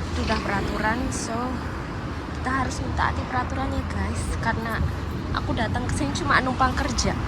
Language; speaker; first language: Indonesian; native; Indonesian